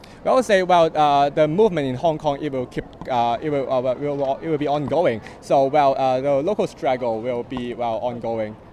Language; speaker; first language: English; non-native, local second language; Cantonese